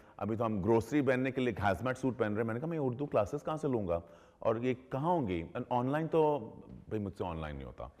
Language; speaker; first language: Urdu; early bilingual, heritage; Urdu